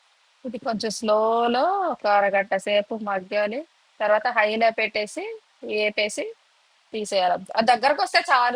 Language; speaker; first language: Telugu; native; Telugu